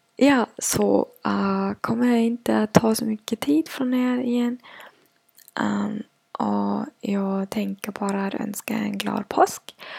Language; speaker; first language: Swedish; non-native, fluent; German